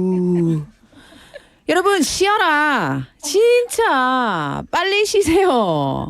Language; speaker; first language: Korean; non-native, learner; English